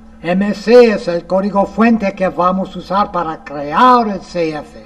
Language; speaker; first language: Spanish; non-native, fluent; English